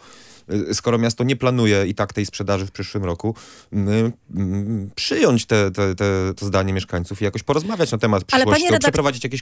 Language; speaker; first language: Polish; native; Polish